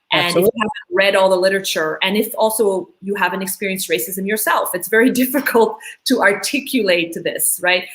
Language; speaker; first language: English; early bilingual, other home language; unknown